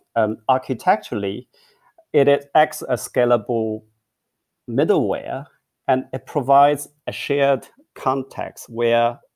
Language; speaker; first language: English; non-native, fluent; Chinese